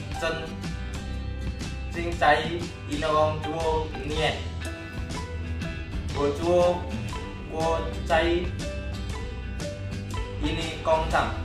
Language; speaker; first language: Chinese; non-native, learner; Indonesian